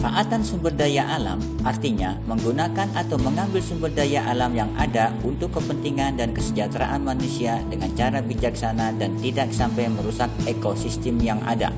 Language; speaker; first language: Indonesian; native; Indonesian